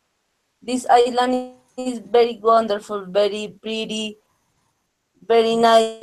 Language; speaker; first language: English; non-native, learner; Spanish